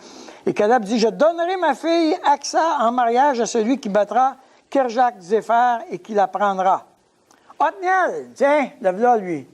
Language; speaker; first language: French; native; French